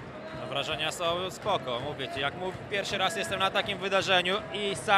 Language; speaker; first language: Polish; native; Polish